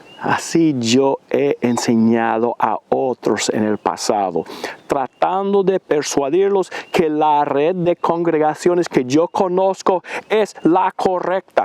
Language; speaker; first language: Spanish; non-native, fluent; English